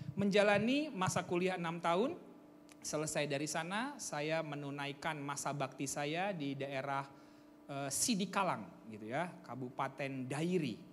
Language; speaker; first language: Indonesian; native; Indonesian